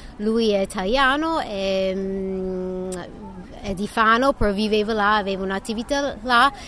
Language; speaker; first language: Italian; non-native, fluent; English